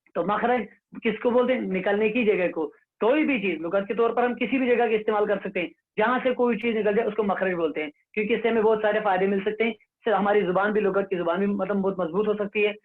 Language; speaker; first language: Urdu; non-native, local second language; Kashmiri